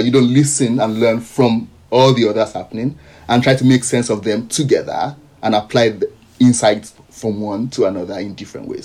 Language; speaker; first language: English; non-native, local second language; Yoruba